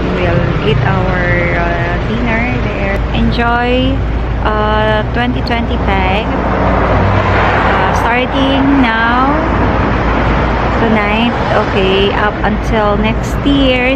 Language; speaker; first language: English; non-native, local second language; Filipino